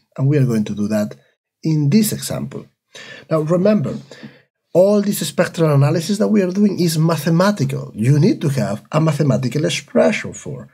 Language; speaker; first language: English; non-native, fluent; Spanish